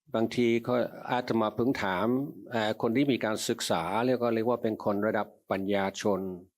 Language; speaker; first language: Thai; non-native, fluent; English